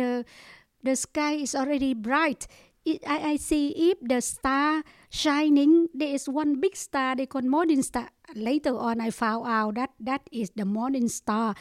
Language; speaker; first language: English; non-native, learner; Vietnamese